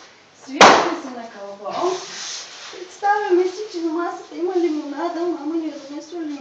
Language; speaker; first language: Bulgarian; native; Bulgarian